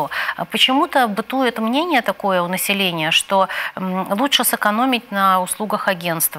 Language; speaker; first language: Russian; native; Russian